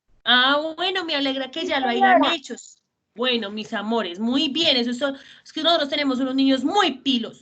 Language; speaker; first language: Spanish; native; Spanish